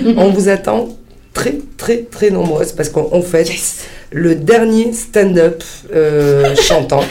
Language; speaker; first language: French; early bilingual, heritage; Italian